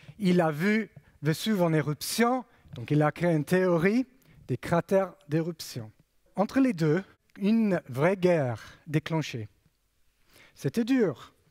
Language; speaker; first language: French; non-native, fluent; English